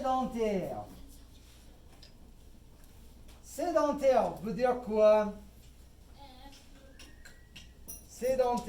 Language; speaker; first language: French; non-native, fluent; English